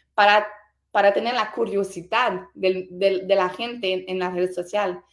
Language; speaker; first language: Spanish; non-native, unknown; French